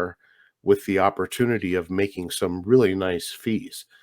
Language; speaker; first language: English; native; English